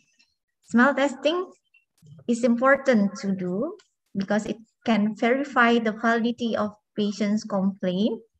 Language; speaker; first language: English; non-native, fluent; Indonesian